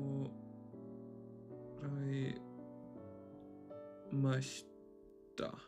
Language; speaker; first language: Japanese; non-native, learner; English